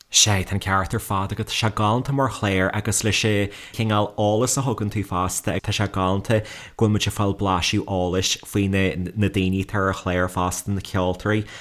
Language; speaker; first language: Irish; native; Irish